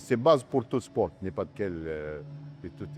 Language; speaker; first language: French; non-native, learner; Russian